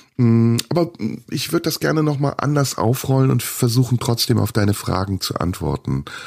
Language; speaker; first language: German; early bilingual, other home language; Turkish